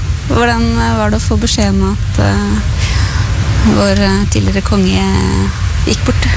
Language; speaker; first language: Norwegian; native; Norwegian